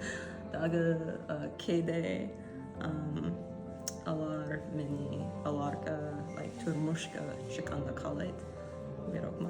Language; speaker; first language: Kyrgyz; non-native, learner; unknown